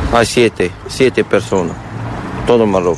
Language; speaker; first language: Spanish; non-native, learner; Arabic